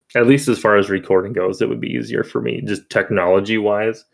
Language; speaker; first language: English; native; English